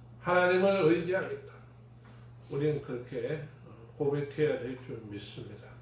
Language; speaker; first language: Korean; native; Korean